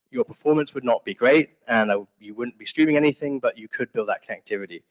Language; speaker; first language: English; native; English